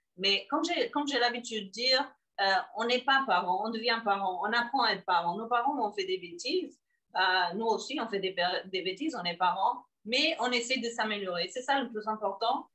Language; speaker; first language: French; non-native, fluent; Portuguese